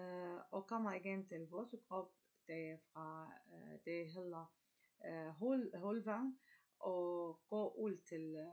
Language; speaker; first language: Danish; non-native, learner; Arabic